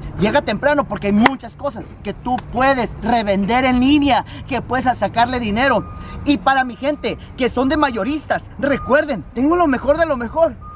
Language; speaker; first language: Spanish; early bilingual, heritage; Spanish